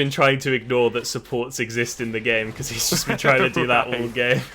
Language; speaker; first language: English; native; English